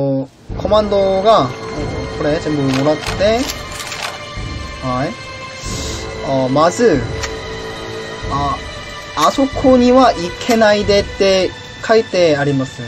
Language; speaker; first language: Japanese; non-native, learner; Korean